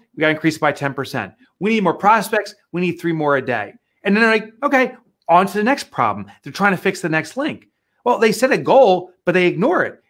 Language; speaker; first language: English; native; English